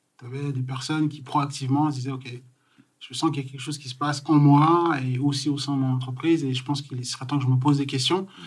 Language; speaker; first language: French; native; French